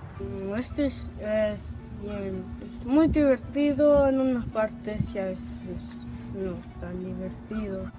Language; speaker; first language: Spanish; early bilingual, heritage; Spanish